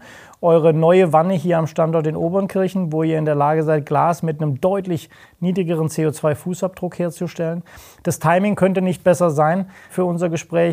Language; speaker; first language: German; native; German